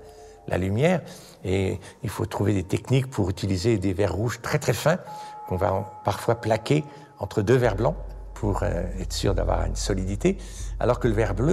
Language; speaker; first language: French; native; French